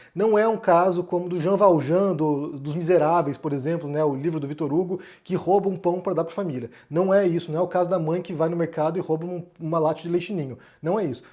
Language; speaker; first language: Portuguese; native; Portuguese